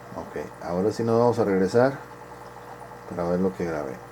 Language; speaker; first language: Spanish; native; Spanish